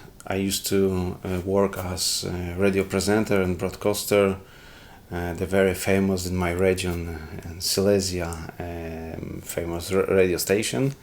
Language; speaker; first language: English; non-native, learner; Polish